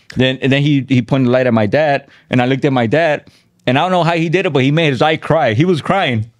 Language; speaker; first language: English; native; English